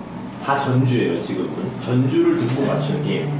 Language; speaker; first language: Korean; native; Korean